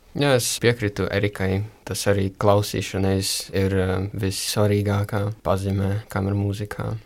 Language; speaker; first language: Latvian; early bilingual, other home language; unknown